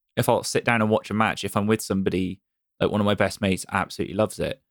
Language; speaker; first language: English; native; English